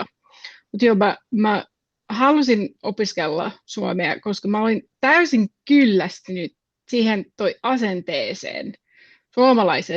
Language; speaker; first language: Finnish; non-native, fluent; English